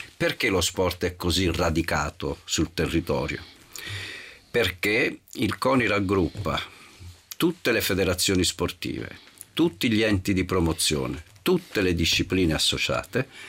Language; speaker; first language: Italian; native; Italian